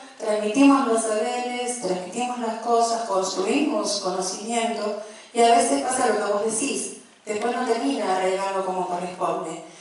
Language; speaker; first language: Spanish; native; Spanish